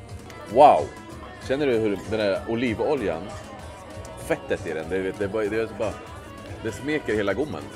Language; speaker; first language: Swedish; native; Swedish